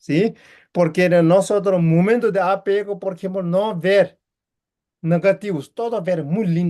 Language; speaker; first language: Spanish; non-native, learner; Tibetan